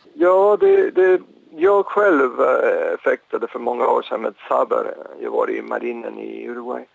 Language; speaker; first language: Swedish; non-native, fluent; Spanish